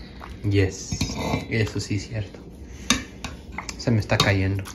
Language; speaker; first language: Spanish; early bilingual, heritage; Spanish